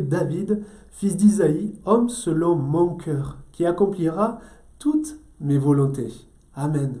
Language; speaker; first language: French; native; French